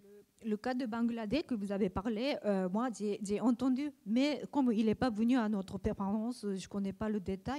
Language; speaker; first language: French; non-native, learner; Japanese